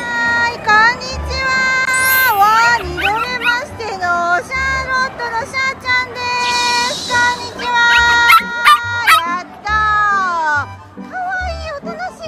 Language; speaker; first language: Japanese; native; Japanese